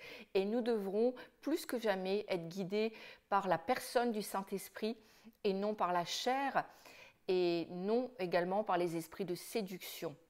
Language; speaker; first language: French; native; French